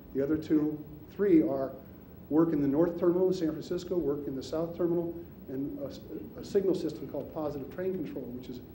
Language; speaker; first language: English; native; English